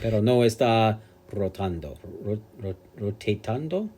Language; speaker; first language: Spanish; non-native, learner; English